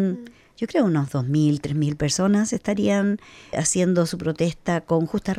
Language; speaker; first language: Spanish; native; Spanish